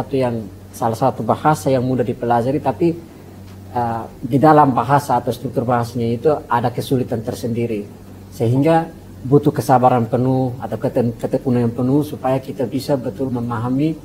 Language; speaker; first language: Indonesian; non-native, fluent; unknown